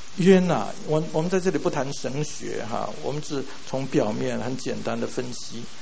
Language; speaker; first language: Chinese; non-native, local second language; Min Nan Chinese